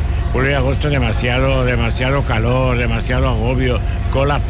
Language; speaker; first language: Spanish; native; Spanish